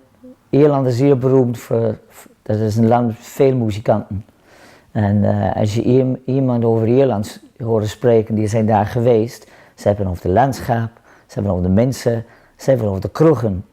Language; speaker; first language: Dutch; non-native, fluent; English